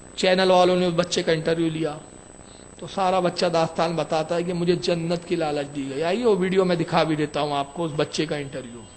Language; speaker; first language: Urdu; native; Urdu